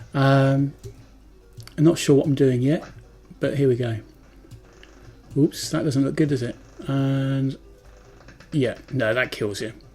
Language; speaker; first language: English; native; English